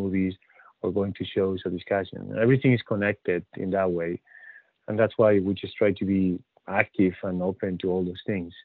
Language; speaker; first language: English; non-native, fluent; Spanish